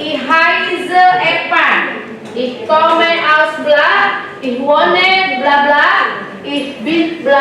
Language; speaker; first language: German; non-native, learner; Indonesian